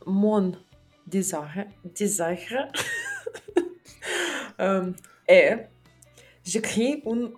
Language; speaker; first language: French; non-native, learner; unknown